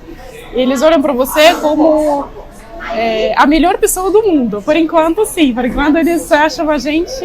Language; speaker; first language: Portuguese; non-native, fluent; Russian